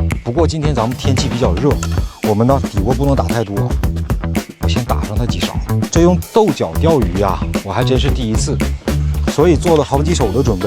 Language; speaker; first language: Chinese; native; Chinese